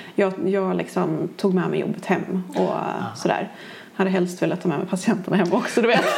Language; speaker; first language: Swedish; native; Swedish